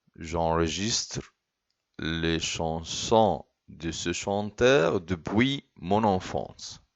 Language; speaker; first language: French; non-native, fluent; Arabic